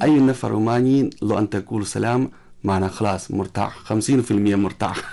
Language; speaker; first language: Arabic; non-native, learner; Chinese